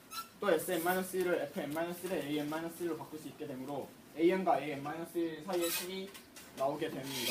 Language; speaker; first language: Korean; native; Korean